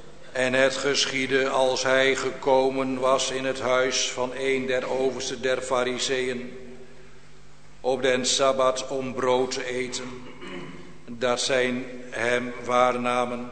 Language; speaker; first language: Dutch; native; Dutch